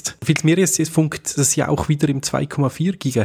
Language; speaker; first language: German; native; German